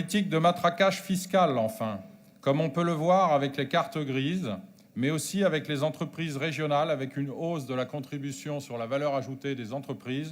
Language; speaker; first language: French; native; French